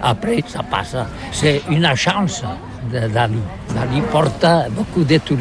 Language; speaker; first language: French; non-native, learner; Catalan